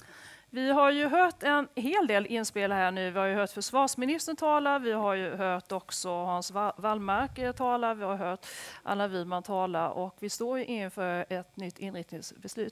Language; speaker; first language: Swedish; native; Swedish